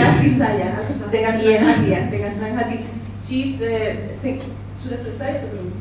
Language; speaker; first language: Indonesian; non-native, fluent; Spanish